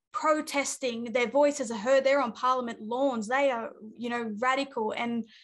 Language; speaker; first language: English; native; English